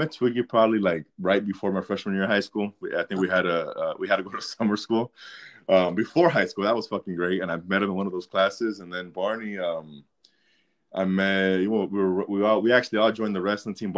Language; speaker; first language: English; native; English